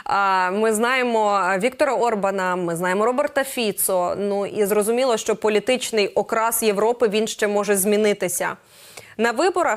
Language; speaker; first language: Ukrainian; native; Ukrainian